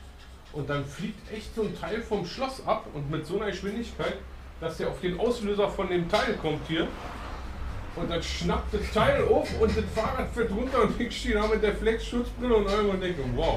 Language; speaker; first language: German; native; German